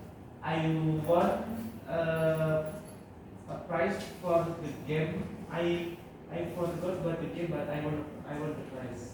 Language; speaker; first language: English; non-native, learner; Indonesian